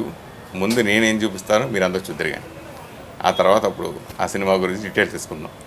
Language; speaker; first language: Telugu; native; Telugu